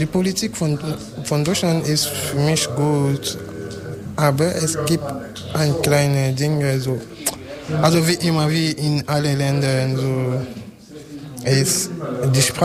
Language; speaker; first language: German; non-native, learner; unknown